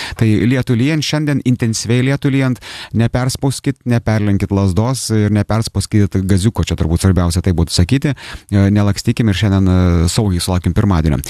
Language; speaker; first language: Lithuanian; native; Lithuanian